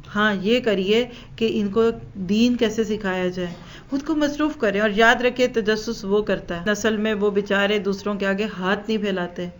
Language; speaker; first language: Urdu; native; Urdu